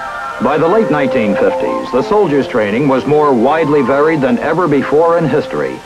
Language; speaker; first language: English; native; English